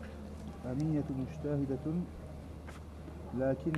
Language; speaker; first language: Arabic; non-native, learner; French